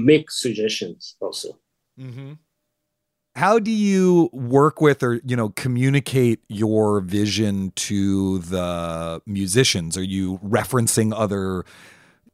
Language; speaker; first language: English; native; English